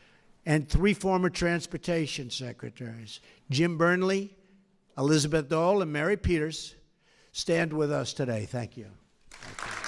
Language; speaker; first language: English; native; English